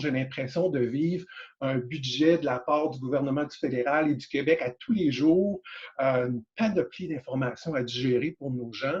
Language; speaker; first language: French; native; French